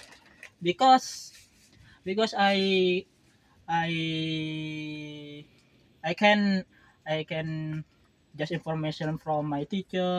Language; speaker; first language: English; non-native, learner; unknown